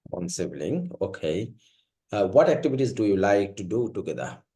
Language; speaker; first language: English; non-native, fluent; Bangla